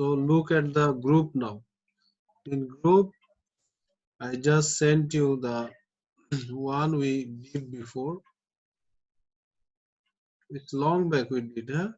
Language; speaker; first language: English; non-native, local second language; Bangla